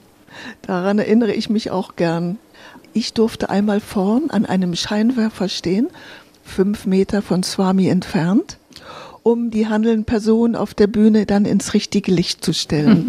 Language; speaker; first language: German; native; German